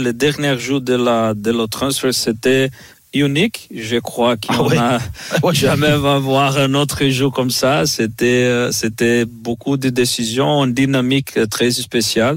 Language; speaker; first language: French; non-native, fluent; Portuguese